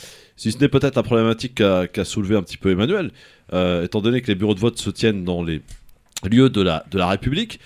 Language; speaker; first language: French; native; French